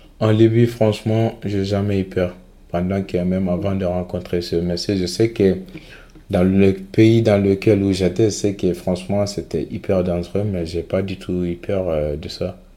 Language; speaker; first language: French; non-native, local second language; Fula